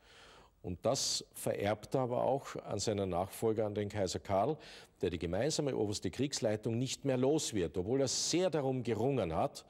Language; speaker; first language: German; native; German